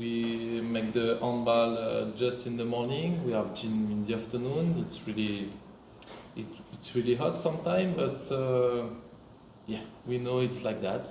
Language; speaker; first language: English; non-native, fluent; French